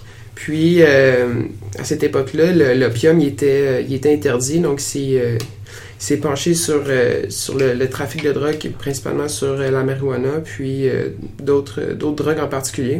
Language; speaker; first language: French; native; French